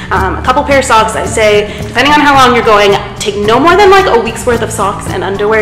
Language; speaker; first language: English; native; English